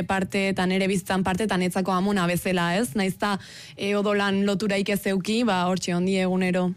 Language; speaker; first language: Basque; native; Basque